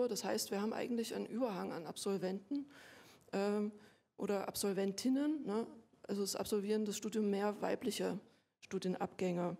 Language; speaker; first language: German; native; German